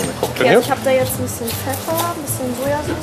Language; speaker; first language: German; native; German